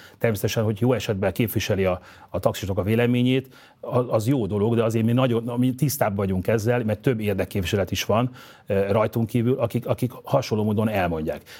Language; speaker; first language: Hungarian; native; Hungarian